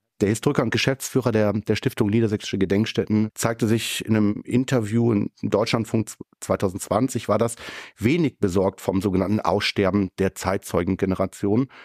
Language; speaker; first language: German; native; German